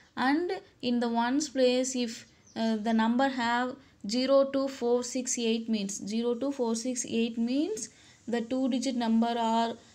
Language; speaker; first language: English; non-native, local second language; Tamil